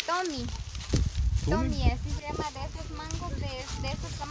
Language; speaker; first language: Spanish; native; Spanish